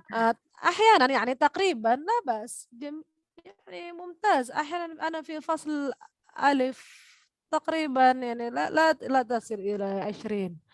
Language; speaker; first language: Arabic; non-native, fluent; Indonesian